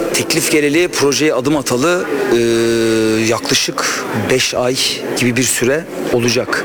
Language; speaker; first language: Turkish; native; Turkish